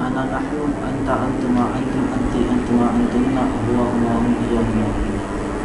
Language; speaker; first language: Arabic; non-native, learner; Urdu